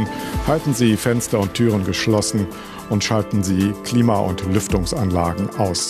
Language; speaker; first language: German; native; German